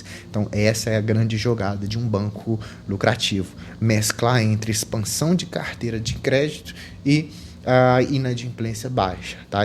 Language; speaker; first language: Portuguese; native; Portuguese